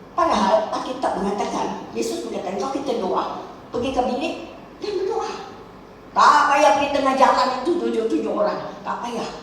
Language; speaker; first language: Malay; non-native, local second language; Chinese